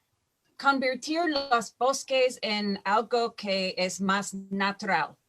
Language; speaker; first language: Spanish; non-native, fluent; English